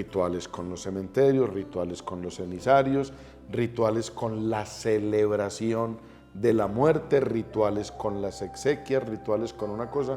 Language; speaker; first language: Spanish; native; Spanish